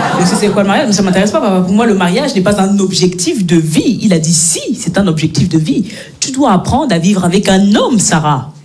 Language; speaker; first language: French; native; French